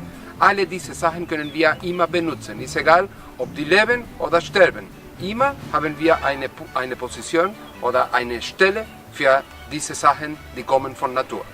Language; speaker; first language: German; non-native, fluent; Spanish